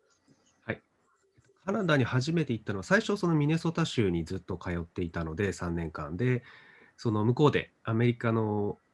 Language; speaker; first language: Japanese; native; Japanese